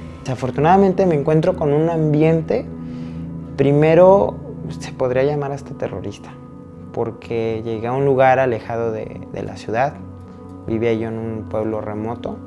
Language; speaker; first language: Spanish; native; Spanish